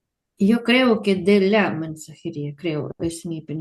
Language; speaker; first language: Spanish; non-native, learner; Russian